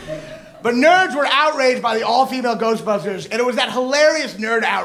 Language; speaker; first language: English; native; English